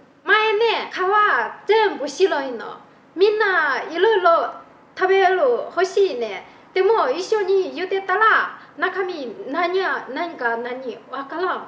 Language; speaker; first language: Japanese; non-native, learner; Chinese